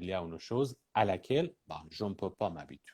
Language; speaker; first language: French; non-native, fluent; Persian